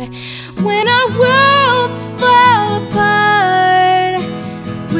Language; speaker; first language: English; native; English